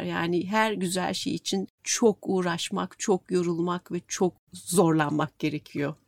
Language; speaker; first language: Turkish; native; Turkish